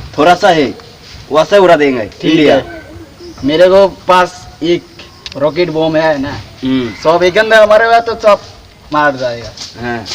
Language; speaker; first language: Hindi; non-native, local second language; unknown